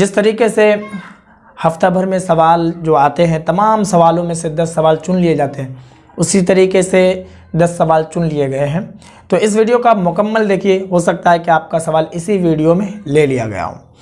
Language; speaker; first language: Hindi; native; Hindi